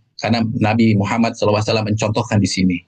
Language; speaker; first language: Indonesian; native; Indonesian